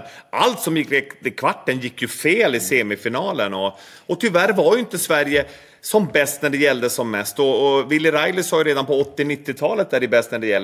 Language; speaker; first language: Swedish; native; Swedish